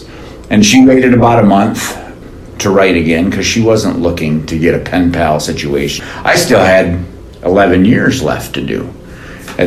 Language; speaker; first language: English; native; English